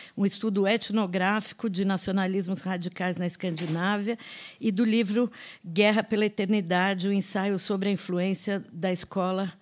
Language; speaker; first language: Portuguese; native; Portuguese